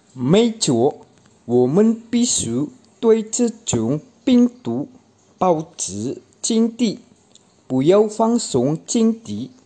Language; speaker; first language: Chinese; non-native, learner; Indonesian